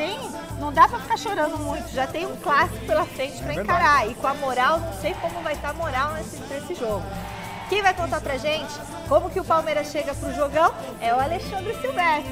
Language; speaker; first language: Portuguese; native; Portuguese